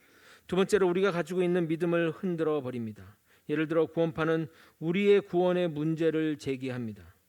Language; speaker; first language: Korean; native; Korean